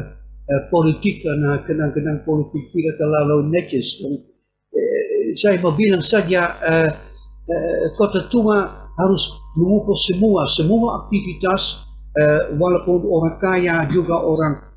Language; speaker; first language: Indonesian; non-native, fluent; Dutch